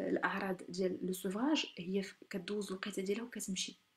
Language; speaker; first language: French; non-native, local second language; Arabic